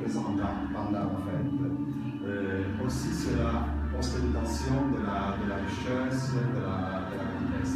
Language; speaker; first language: French; non-native, learner; Italian